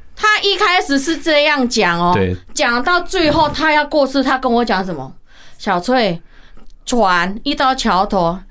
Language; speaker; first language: Chinese; non-native, fluent; Hakka Chinese